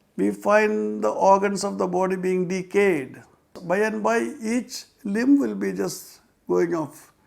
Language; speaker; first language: English; non-native, local second language; Malayalam